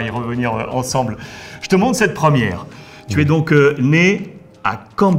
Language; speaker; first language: French; native; French